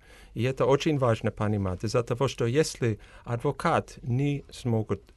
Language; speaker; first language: Russian; non-native, fluent; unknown